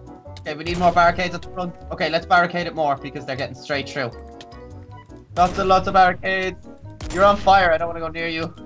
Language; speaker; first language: English; native; English